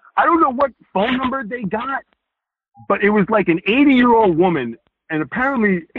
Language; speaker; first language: English; native; English